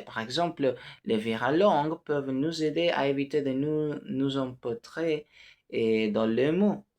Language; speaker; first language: French; non-native, learner; Spanish